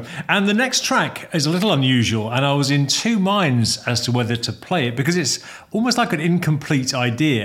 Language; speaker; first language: English; native; English